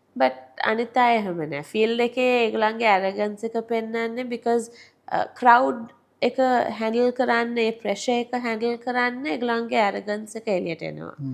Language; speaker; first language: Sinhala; non-native, local second language; Tamil